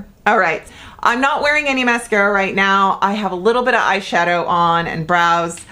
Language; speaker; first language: English; native; English